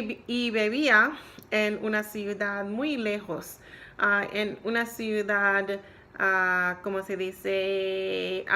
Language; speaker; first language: Spanish; non-native, learner; English